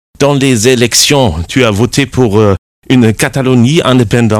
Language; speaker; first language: French; non-native, fluent; German